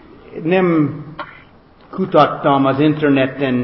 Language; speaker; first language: Hungarian; non-native, fluent; English